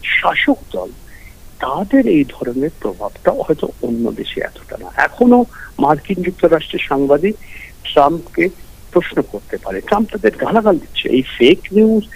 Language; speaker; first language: Bangla; early bilingual, heritage; Bangla